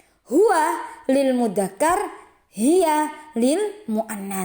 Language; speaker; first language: Arabic; non-native, fluent; Indonesian